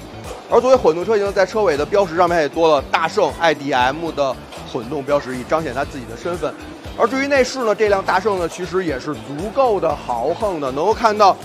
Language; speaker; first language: Chinese; native; Chinese